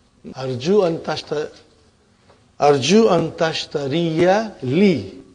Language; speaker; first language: Arabic; non-native, fluent; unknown